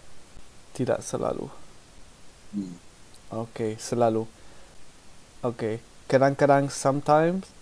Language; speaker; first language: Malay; non-native, learner; English